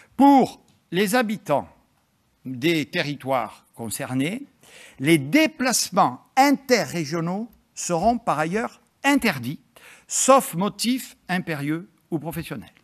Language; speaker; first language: French; native; French